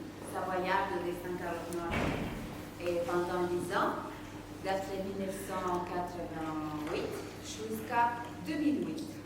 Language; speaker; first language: French; non-native, fluent; Spanish